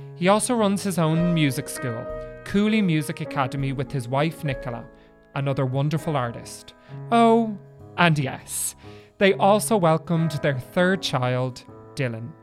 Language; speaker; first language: English; native; English